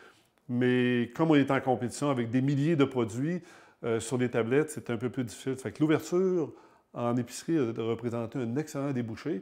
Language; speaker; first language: French; native; French